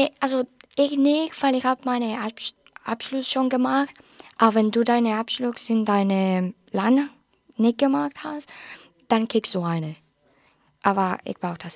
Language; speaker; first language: German; non-native, learner; Spanish